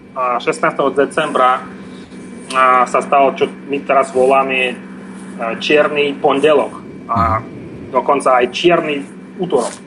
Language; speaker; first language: Slovak; non-native, fluent; Russian